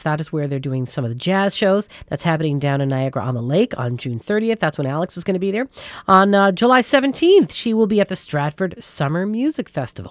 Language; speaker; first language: English; native; English